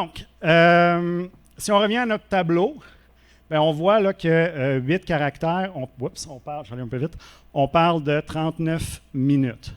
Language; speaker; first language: French; native; French